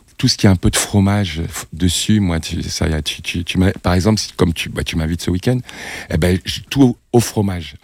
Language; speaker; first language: French; native; French